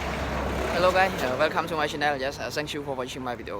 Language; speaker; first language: English; non-native, learner; Khmer